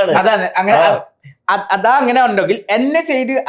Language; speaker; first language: Malayalam; non-native, local second language; Assamese